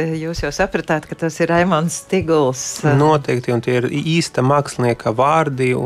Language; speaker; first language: Latvian; non-native, local second language; Russian